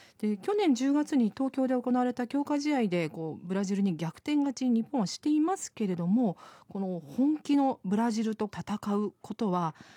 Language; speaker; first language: Japanese; native; Japanese